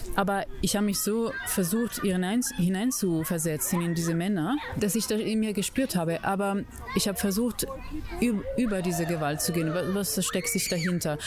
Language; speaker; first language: German; non-native, fluent; Italian